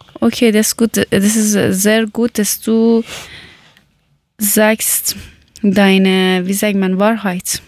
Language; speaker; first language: German; non-native, learner; Persian